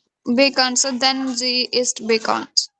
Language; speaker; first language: German; non-native, learner; Hindi